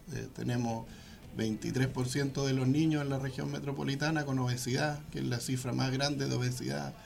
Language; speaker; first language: Spanish; native; Spanish